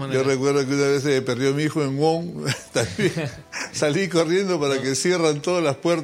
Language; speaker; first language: Spanish; native; Spanish